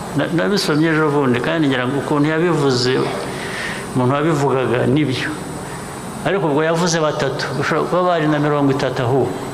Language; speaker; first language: Kinyarwanda; early bilingual, heritage; Kinyarwanda